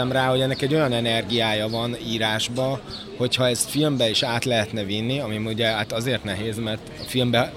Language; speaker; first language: Hungarian; native; Hungarian